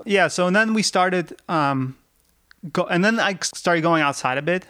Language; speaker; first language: English; early bilingual, other home language; Russian